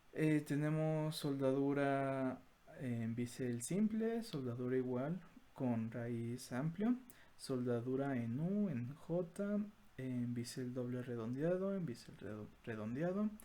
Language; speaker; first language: Spanish; native; Spanish